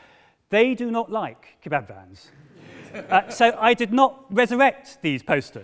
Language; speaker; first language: English; native; English